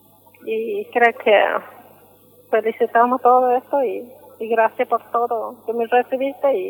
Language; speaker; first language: Spanish; non-native, local second language; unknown